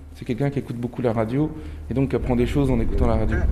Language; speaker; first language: French; early bilingual, other home language; Turkish